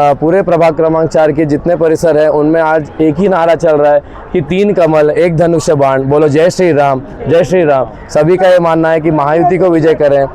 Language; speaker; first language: Hindi; native; Hindi